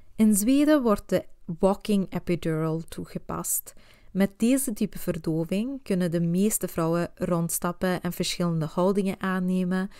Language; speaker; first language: Dutch; non-native, fluent; Swedish